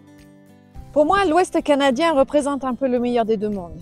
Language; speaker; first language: French; native; French